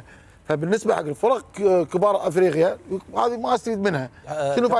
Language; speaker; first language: Arabic; native; Arabic